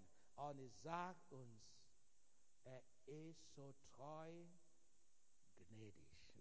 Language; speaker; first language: German; non-native, fluent; Igbo